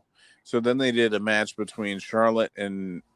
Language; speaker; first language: English; native; English